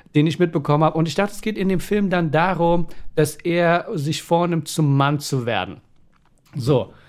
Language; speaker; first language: German; early bilingual, other home language; Persian